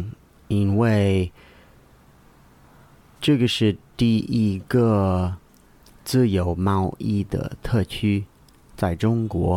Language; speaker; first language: Chinese; non-native, learner; English